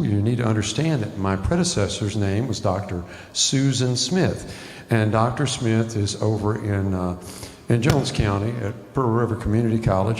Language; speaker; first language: English; native; English